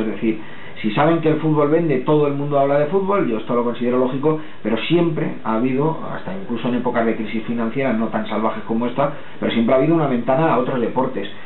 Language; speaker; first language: Spanish; native; Spanish